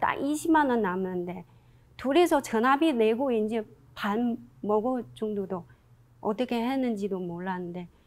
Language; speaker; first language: Korean; non-native, learner; Chinese